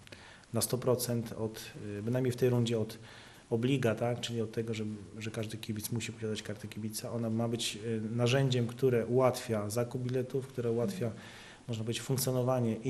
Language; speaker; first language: Polish; native; Polish